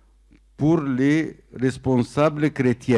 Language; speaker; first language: French; non-native, learner; Arabic